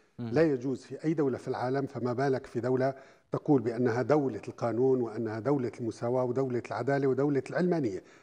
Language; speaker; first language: Arabic; native; Arabic